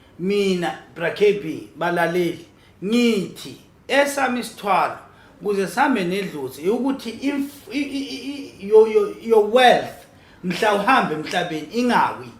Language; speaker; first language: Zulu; non-native, local second language; Northern Sotho